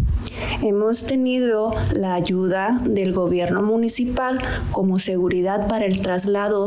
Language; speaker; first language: Spanish; native; Spanish